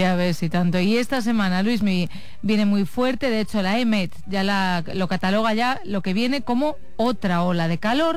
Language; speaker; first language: Spanish; native; Spanish